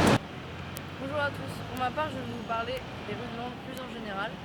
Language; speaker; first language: French; native; French